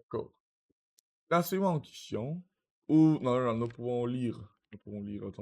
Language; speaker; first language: French; non-native, learner; Russian